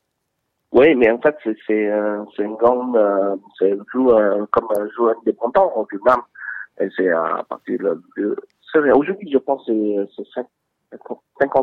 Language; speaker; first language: French; non-native, learner; Vietnamese